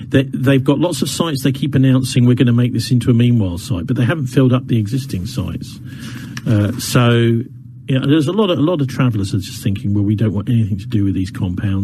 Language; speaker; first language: English; native; English